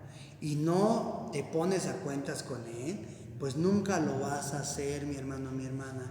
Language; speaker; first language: Spanish; native; Spanish